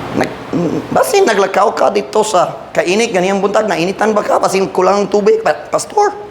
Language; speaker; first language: Cebuano; non-native, fluent; English